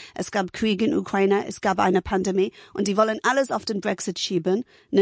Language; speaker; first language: German; non-native, fluent; English